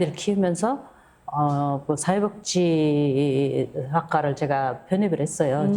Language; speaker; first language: Korean; non-native, fluent; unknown